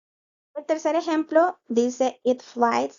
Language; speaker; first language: English; non-native, fluent; Spanish